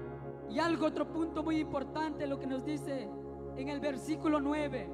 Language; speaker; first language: Spanish; native; Spanish